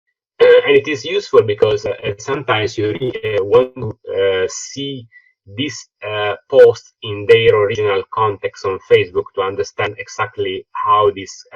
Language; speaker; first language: English; non-native, fluent; Italian